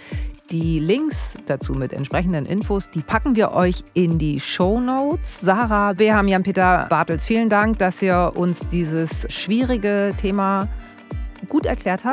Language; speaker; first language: German; native; German